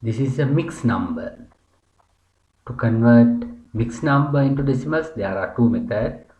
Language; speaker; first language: English; non-native, local second language; Sinhala